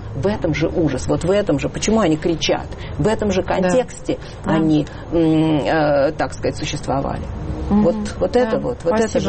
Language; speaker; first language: Russian; native; Russian